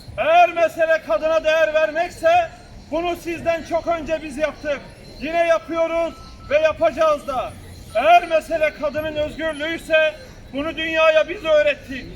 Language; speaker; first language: Turkish; native; Turkish